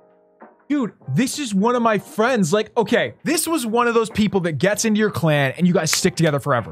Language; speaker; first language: English; native; English